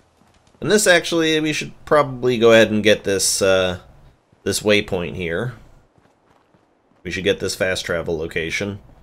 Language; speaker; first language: English; native; English